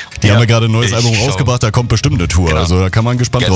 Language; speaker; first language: German; native; German